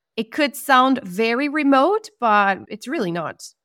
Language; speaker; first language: English; non-native, fluent; Spanish